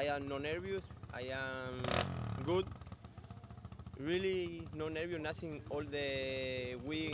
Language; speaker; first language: English; non-native, learner; Spanish